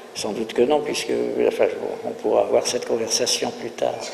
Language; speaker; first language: French; native; French